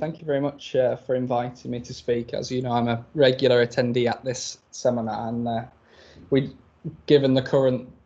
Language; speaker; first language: English; native; English